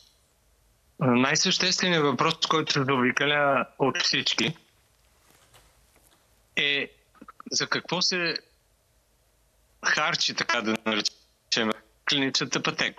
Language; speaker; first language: Bulgarian; native; Bulgarian